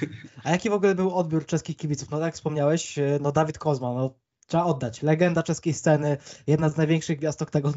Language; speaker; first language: Polish; native; Polish